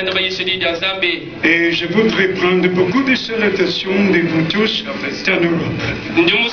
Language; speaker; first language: French; non-native, learner; German